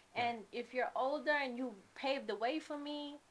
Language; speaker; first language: English; native; English